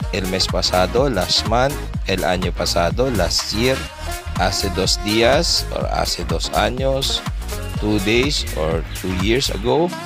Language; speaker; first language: Spanish; non-native, fluent; Filipino